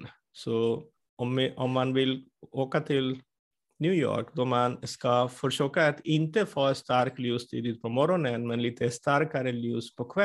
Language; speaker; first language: Swedish; non-native, fluent; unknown